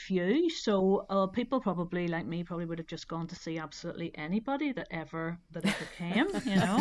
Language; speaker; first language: English; native; English